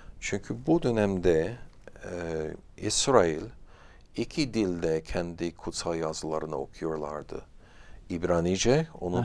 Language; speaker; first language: Turkish; non-native, fluent; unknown